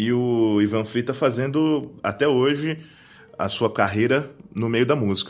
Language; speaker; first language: Portuguese; native; Portuguese